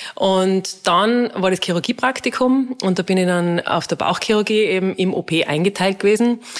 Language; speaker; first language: German; native; German